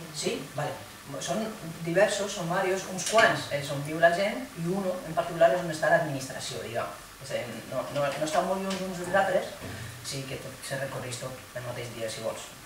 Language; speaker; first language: Catalan; early bilingual, other home language; Arabic